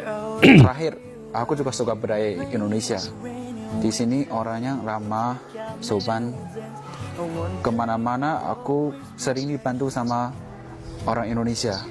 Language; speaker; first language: Indonesian; non-native, fluent; Chinese